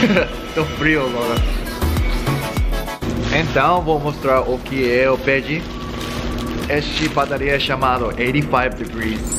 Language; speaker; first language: Portuguese; non-native, learner; Korean